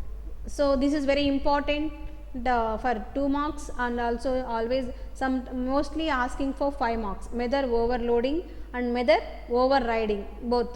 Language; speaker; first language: English; non-native, local second language; Telugu